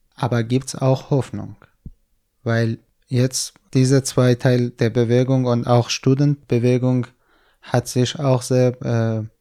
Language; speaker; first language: German; non-native, fluent; Persian